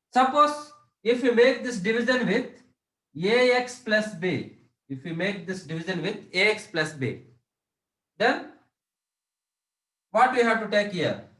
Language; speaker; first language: English; non-native, local second language; Telugu